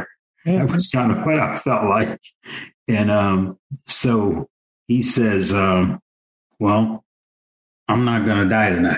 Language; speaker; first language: English; native; English